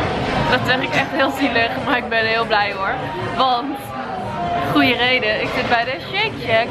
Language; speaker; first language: Dutch; native; Dutch